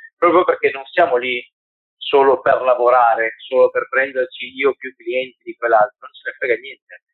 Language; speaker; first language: Italian; early bilingual, heritage; Spanish